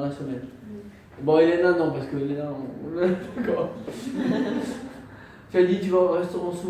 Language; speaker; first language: French; non-native, fluent; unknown